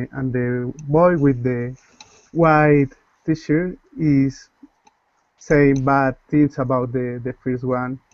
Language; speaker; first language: English; non-native, learner; Spanish